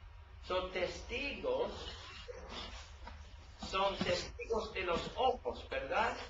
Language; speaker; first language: Spanish; non-native, learner; English